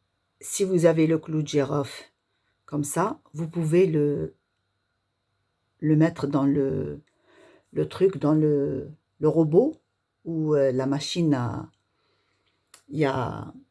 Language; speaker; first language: French; non-native, local second language; Arabic